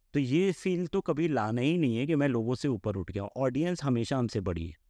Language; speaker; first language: Hindi; native; Hindi